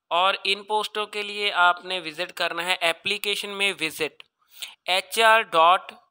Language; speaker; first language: Hindi; non-native, local second language; Punjabi